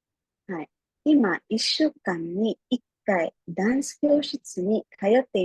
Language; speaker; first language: Japanese; non-native, fluent; Filipino